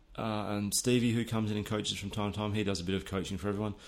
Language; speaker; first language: English; native; English